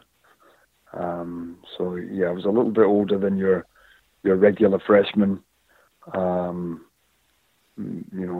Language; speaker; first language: English; native; English